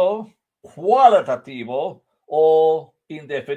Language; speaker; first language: Spanish; non-native, fluent; English